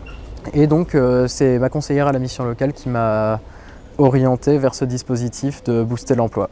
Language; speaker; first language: French; native; French